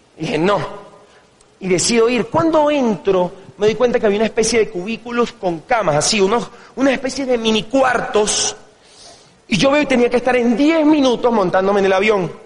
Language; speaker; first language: Spanish; native; Spanish